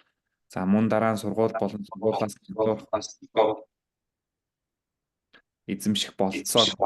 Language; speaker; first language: Mongolian; native; Mongolian